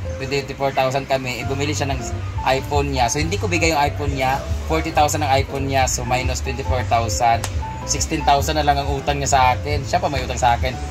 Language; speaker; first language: Filipino; non-native, local second language; Cebuano